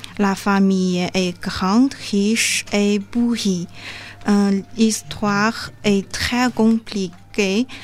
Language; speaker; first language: French; non-native, learner; Chinese